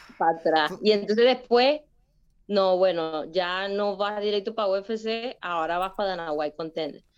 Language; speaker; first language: Spanish; native; Spanish